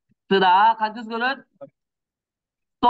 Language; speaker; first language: Korean; non-native, learner; Kyrgyz